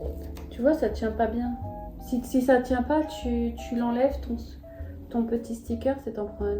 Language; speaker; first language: French; native; French